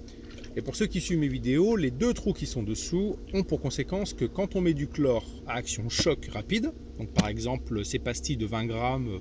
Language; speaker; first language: French; native; French